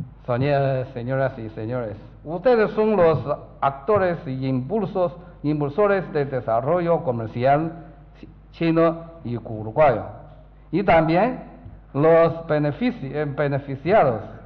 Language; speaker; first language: Spanish; non-native, learner; Chinese